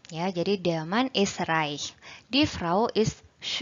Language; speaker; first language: German; non-native, fluent; Indonesian